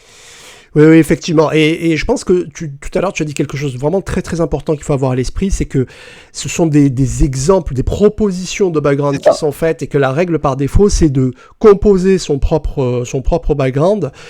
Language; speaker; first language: French; native; French